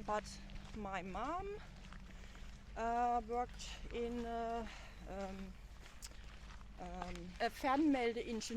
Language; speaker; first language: English; non-native, learner; German